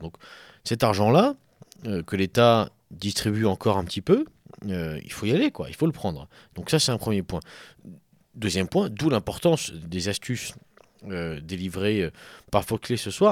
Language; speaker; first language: French; native; French